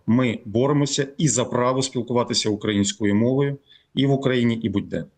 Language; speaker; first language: Ukrainian; native; Ukrainian